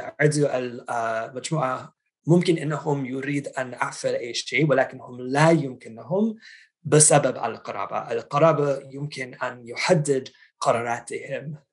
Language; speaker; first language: Arabic; non-native, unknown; English